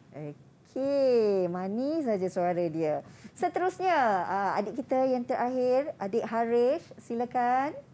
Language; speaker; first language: Malay; native; Malay